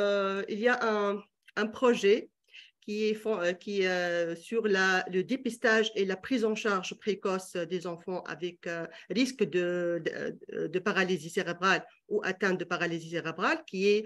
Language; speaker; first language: French; non-native, local second language; Arabic